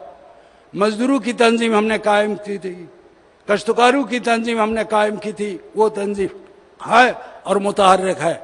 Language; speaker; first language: Urdu; non-native, fluent; Bangla